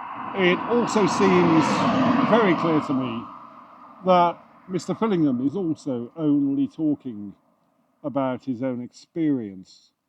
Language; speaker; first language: English; native; English